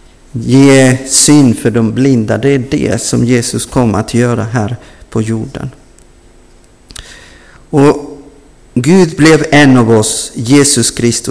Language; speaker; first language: Swedish; non-native, fluent; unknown